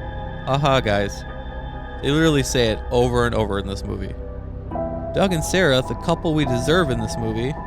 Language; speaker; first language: English; native; English